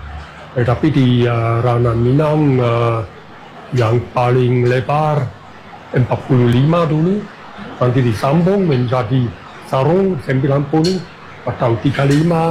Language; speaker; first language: Indonesian; non-native, fluent; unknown